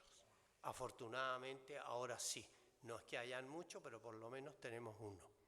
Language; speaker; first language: Spanish; native; Spanish